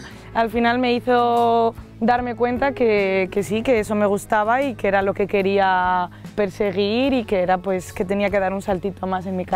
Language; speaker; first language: Spanish; native; Spanish